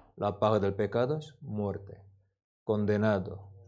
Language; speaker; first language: Spanish; non-native, learner; Korean